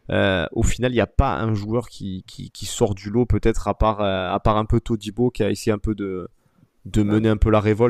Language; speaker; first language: French; native; French